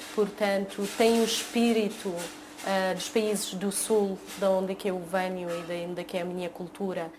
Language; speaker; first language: Portuguese; non-native, fluent; Arabic